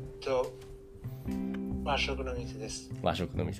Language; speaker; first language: Japanese; non-native, learner; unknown